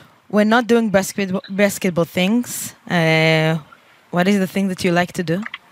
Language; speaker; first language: English; non-native, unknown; Hebrew